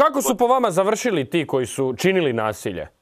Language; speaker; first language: Serbian; native; Serbian